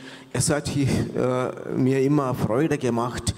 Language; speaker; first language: German; non-native, fluent; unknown